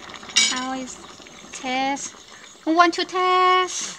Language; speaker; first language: English; non-native, learner; Thai